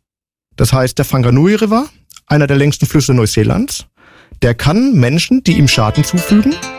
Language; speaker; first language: German; native; German